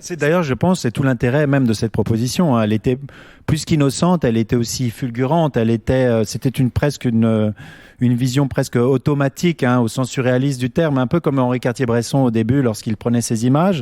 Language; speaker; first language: French; native; French